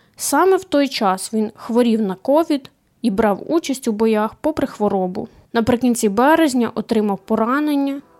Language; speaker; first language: Ukrainian; native; Ukrainian